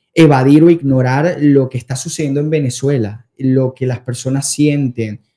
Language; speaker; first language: Spanish; native; Spanish